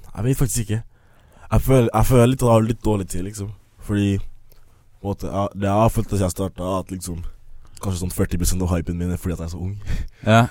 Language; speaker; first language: Norwegian; early bilingual, other home language; Akan